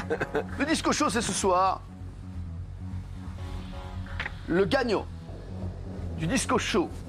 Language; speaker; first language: French; native; French